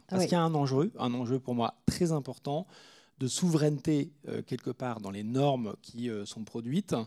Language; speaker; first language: French; native; French